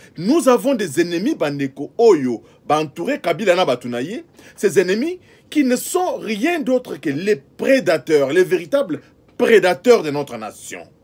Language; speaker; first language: French; non-native, local second language; Lingala